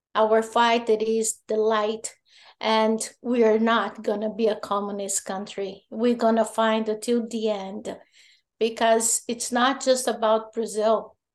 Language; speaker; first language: English; non-native, fluent; Portuguese